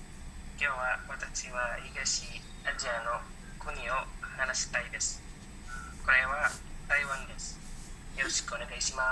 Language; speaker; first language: Japanese; non-native, learner; Indonesian